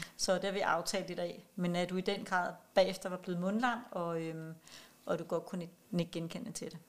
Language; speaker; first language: Danish; non-native, local second language; Kalaallisut